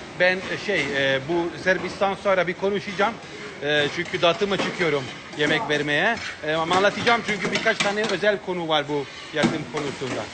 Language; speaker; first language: Turkish; non-native, fluent; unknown